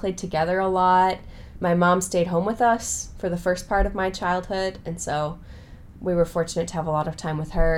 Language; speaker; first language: English; native; English